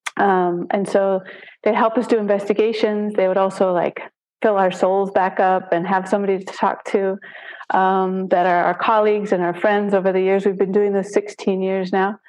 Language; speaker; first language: English; native; English